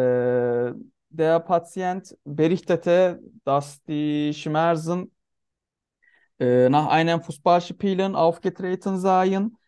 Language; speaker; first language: German; non-native, learner; Turkish